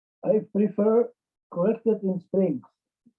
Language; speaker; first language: English; non-native, learner; Czech